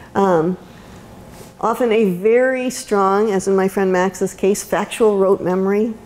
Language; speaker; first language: English; native; English